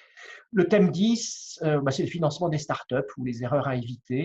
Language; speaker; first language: French; native; French